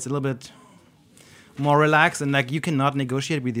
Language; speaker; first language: English; non-native, fluent; German